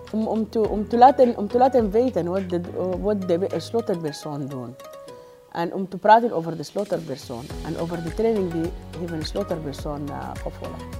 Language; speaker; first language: Dutch; non-native, learner; Arabic